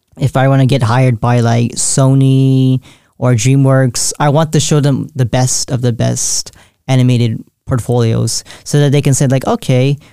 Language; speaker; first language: English; native; English